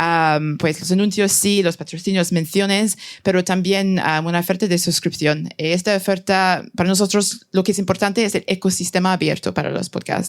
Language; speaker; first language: Spanish; non-native, fluent; French